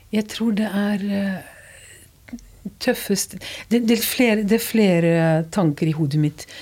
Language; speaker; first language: Norwegian; non-native, fluent; Dutch